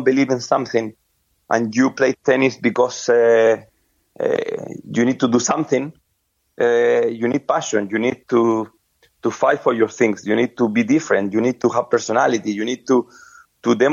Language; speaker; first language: English; non-native, fluent; Spanish